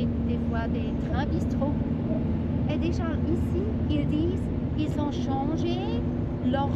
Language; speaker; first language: French; non-native, local second language; German